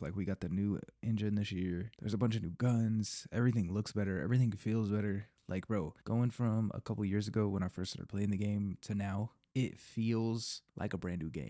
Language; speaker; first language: English; native; English